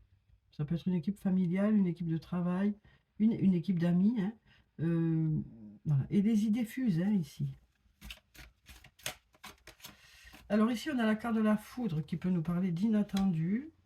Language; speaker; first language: French; native; French